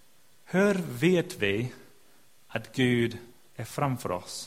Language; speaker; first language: Swedish; non-native, fluent; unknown